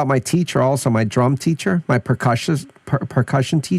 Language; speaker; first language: English; native; English